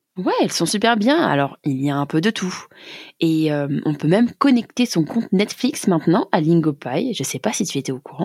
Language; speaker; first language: French; native; French